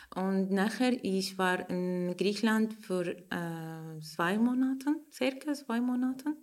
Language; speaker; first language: German; non-native, learner; Arabic